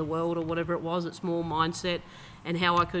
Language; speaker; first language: English; native; English